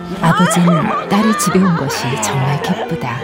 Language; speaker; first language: Korean; native; Korean